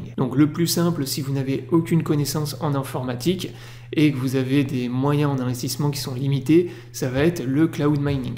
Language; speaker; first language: French; native; French